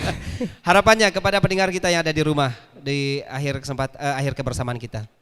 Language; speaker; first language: Malay; native; Malay